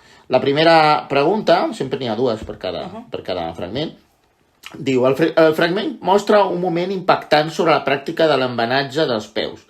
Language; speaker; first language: Catalan; native; Catalan